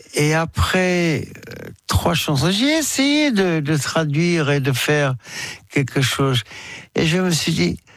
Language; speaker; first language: French; non-native, fluent; English